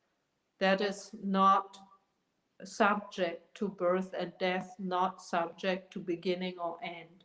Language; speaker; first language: English; non-native, fluent; German